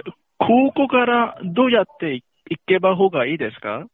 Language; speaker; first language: Japanese; non-native, learner; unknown